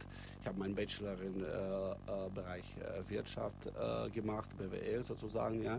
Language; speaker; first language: German; non-native, fluent; Russian